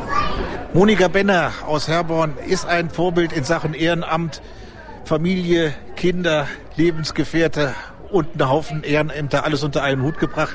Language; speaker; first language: German; native; German